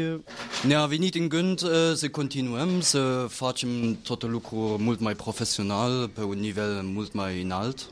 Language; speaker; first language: Romanian; non-native, fluent; German